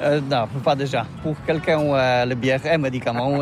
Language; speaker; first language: French; non-native, learner; Polish